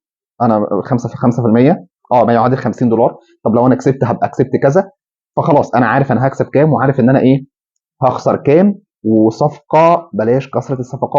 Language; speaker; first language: Arabic; native; Arabic